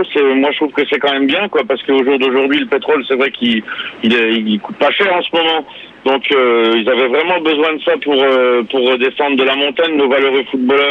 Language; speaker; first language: French; native; French